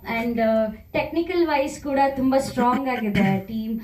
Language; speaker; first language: Kannada; native; Kannada